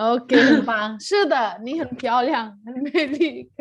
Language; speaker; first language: Chinese; non-native, fluent; Indonesian